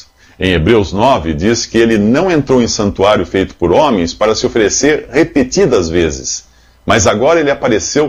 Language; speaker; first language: Portuguese; native; Portuguese